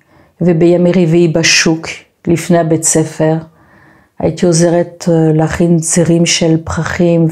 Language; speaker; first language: Hebrew; non-native, fluent; French